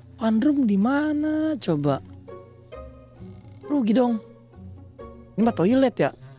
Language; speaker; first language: Indonesian; native; Indonesian